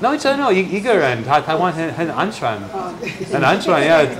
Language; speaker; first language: Chinese; non-native, learner; English